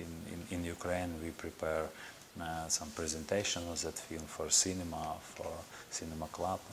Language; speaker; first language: English; non-native, learner; Ukrainian